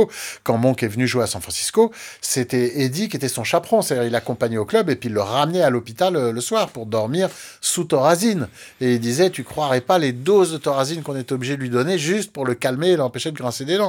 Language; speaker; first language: French; native; French